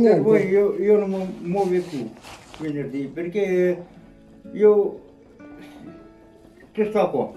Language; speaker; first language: Italian; non-native, learner; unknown